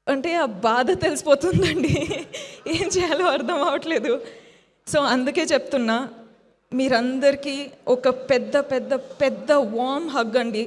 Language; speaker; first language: Telugu; non-native, fluent; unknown